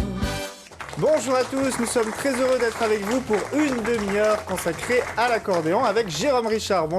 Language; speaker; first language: French; native; French